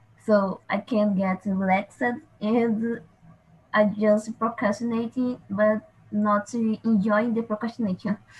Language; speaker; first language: English; non-native, learner; Portuguese